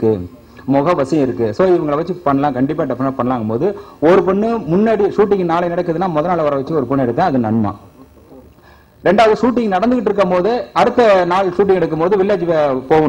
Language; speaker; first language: Tamil; native; Tamil